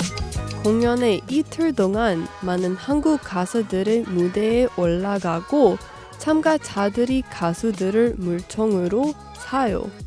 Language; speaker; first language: Korean; non-native, fluent; English